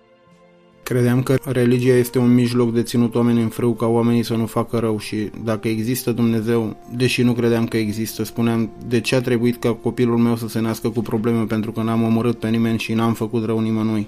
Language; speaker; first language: Romanian; native; Romanian